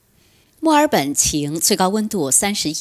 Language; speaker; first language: Chinese; native; Chinese